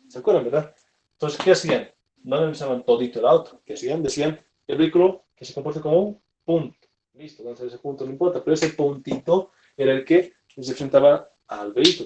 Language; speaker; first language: Spanish; native; Spanish